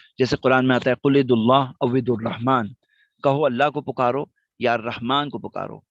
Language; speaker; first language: Urdu; non-native, local second language; Gujarati